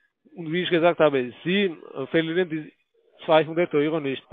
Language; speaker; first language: German; non-native, fluent; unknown